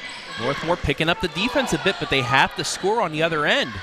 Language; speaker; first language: English; native; English